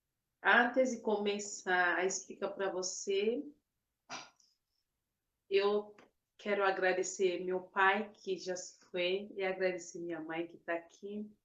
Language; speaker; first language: Portuguese; non-native, fluent; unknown